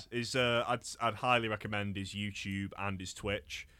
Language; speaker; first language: English; native; English